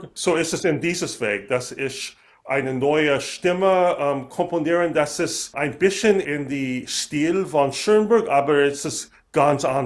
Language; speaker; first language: German; non-native, learner; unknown